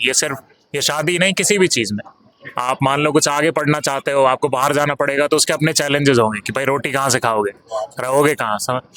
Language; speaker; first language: Hindi; native; Hindi